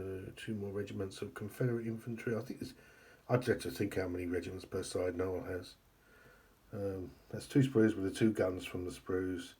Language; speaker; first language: English; native; English